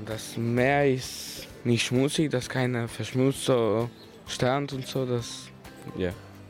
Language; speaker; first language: German; non-native, learner; Slovenian